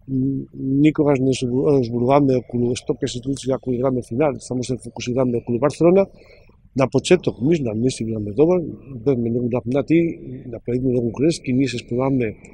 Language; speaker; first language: Macedonian; non-native, learner; Spanish